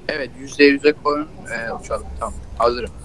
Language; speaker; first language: Turkish; early bilingual, heritage; Turkish